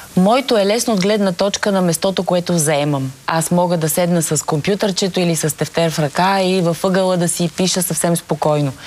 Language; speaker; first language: Bulgarian; native; Bulgarian